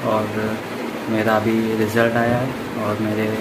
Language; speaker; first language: Hindi; native; Hindi